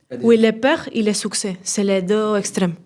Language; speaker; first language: French; non-native, learner; Spanish